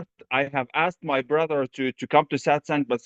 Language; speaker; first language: English; non-native, fluent; Arabic